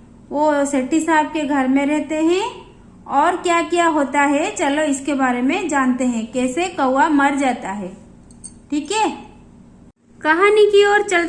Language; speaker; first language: Hindi; non-native, local second language; Odia